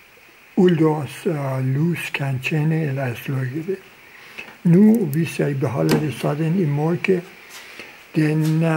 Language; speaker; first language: Danish; non-native, local second language; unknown